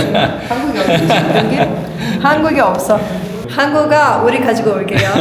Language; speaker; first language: Korean; non-native, learner; Persian